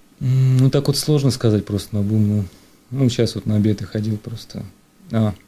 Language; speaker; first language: Russian; native; Russian